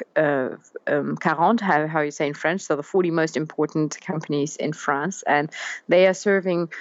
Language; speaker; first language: English; non-native, fluent; German